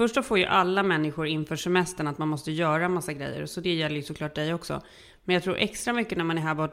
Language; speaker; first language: Swedish; native; Swedish